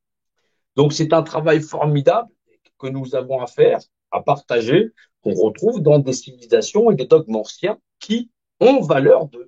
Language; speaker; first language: French; native; French